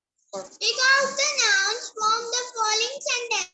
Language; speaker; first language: English; non-native, learner; Urdu